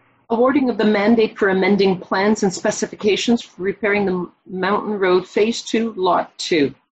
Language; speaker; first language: English; native; English